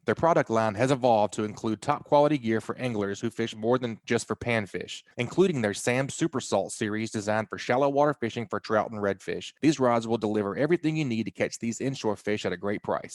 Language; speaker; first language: English; native; English